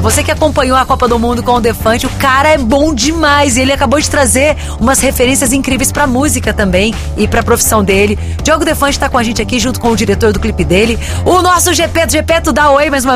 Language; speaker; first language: Portuguese; native; Portuguese